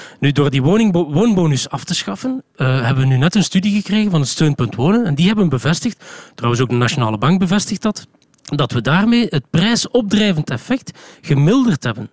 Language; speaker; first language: Dutch; native; Dutch